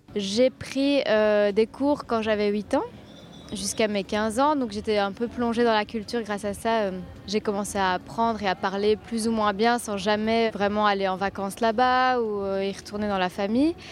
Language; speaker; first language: French; native; French